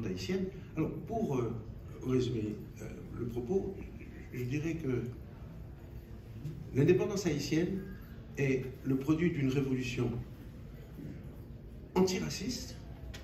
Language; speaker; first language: French; native; French